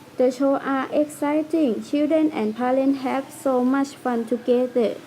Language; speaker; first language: English; non-native, learner; Thai